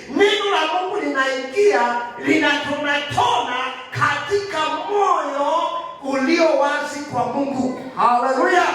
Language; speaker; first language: Swahili; non-native, local second language; Kikuyu